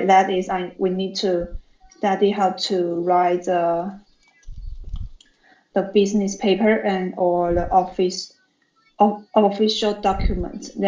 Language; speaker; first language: English; non-native, learner; Chinese